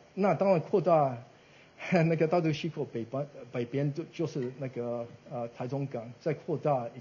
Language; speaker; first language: Chinese; early bilingual, heritage; Chinese